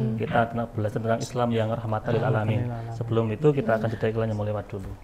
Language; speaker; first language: Indonesian; native; Indonesian